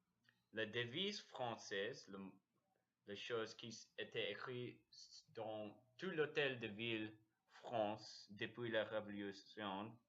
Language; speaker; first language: French; non-native, learner; English